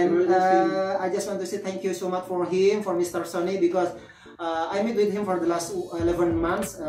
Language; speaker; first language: English; non-native, learner; Indonesian